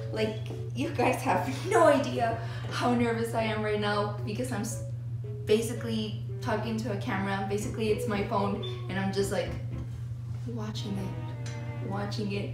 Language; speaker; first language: English; early bilingual, other home language; Spanish